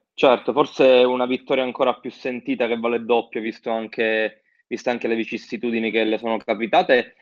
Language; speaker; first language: Italian; native; Italian